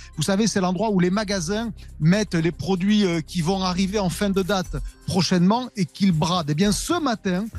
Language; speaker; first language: French; native; French